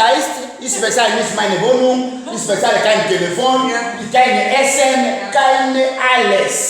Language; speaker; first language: German; non-native, learner; French